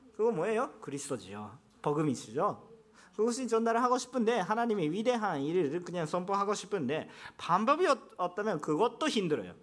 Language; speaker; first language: Korean; non-native, fluent; Japanese